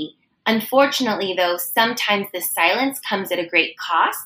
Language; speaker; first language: English; native; English